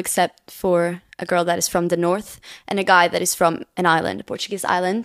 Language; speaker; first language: English; non-native, fluent; Portuguese